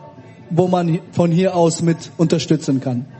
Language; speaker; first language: German; early bilingual, other home language; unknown